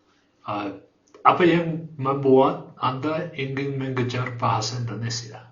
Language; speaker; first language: Indonesian; non-native, learner; English